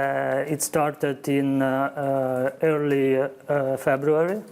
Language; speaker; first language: English; non-native, fluent; Ukrainian